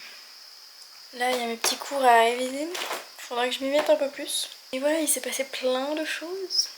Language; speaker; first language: French; native; French